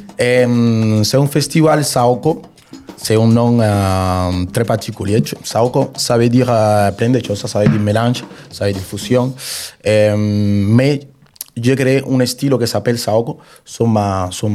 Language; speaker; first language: French; non-native, fluent; Spanish